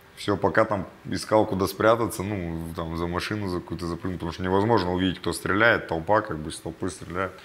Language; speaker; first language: Russian; native; Russian